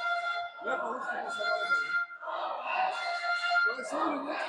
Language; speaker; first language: French; native; French